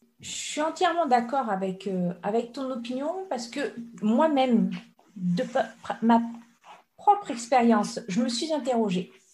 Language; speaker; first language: French; native; French